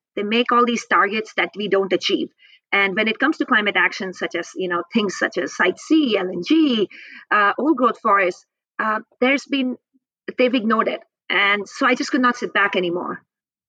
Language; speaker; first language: English; non-native, local second language; Hindi